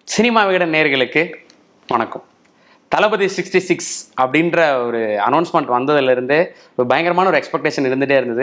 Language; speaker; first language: Tamil; native; Tamil